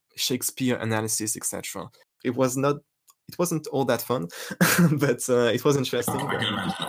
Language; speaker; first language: English; non-native, fluent; French